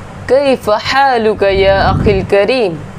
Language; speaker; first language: Arabic; non-native, learner; Urdu